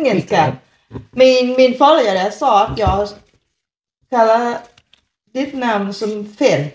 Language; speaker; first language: Swedish; non-native, learner; Vietnamese